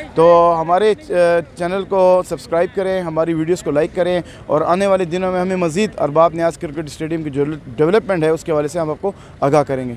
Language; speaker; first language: Urdu; non-native, local second language; Pashto